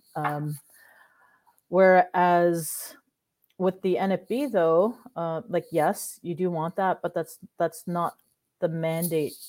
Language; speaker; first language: English; native; English